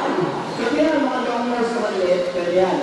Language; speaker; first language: Filipino; native; Filipino